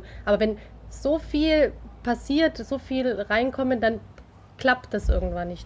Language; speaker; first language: German; native; German